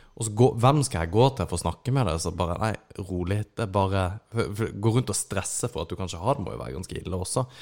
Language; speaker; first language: Norwegian; native; Norwegian